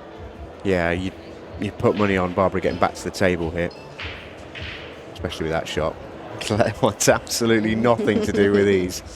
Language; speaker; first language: English; native; English